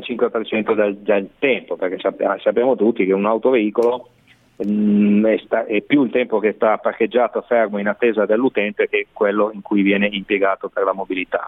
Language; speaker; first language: Italian; native; Italian